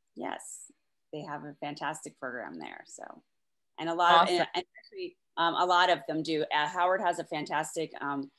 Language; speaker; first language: English; native; English